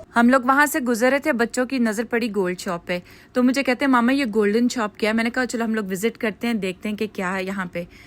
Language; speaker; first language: Urdu; native; Urdu